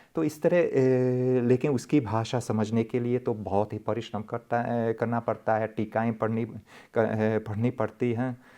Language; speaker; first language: Hindi; non-native, fluent; Hungarian